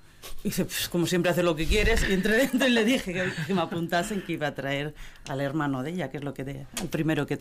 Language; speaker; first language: Spanish; native; Spanish